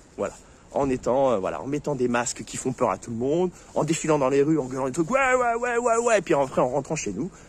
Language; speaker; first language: French; native; French